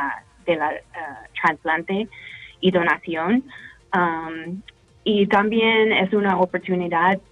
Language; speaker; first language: Spanish; non-native, fluent; English